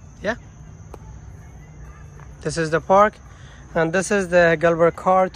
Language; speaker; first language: English; non-native, fluent; Persian